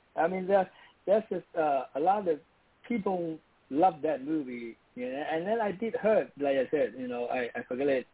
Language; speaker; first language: English; non-native, local second language; Cantonese